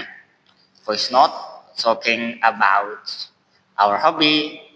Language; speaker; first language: English; non-native, learner; Indonesian